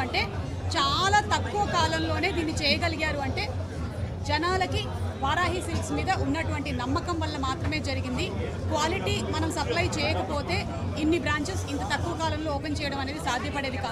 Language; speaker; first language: Telugu; native; Telugu